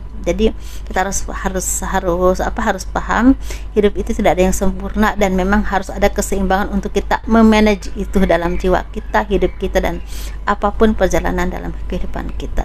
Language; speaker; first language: Indonesian; native; Indonesian